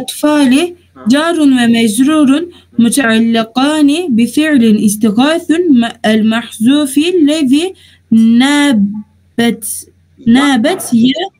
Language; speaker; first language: Arabic; non-native, fluent; Turkish